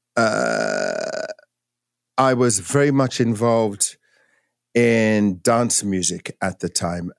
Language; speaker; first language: English; native; English